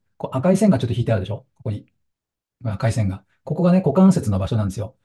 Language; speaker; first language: Japanese; native; Japanese